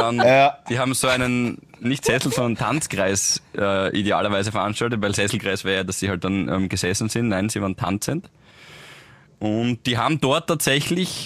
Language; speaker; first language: German; native; German